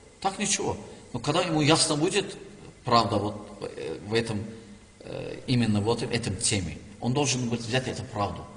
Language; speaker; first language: Russian; non-native, learner; Turkish